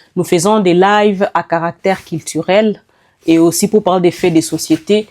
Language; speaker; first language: French; non-native, local second language; Nande